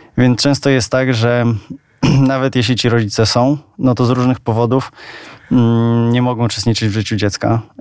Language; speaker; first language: Polish; native; Polish